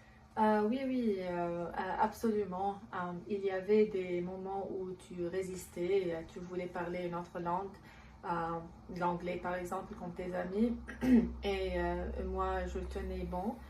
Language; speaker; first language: French; non-native, local second language; Arabic